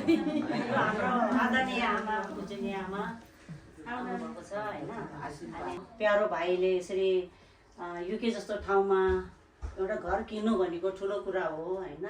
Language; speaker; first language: Nepali; non-native, local second language; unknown